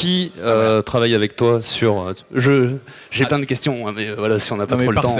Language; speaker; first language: French; native; French